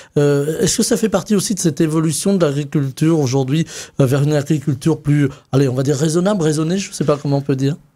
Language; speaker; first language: French; native; French